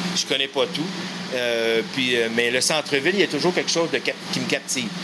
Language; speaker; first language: French; native; French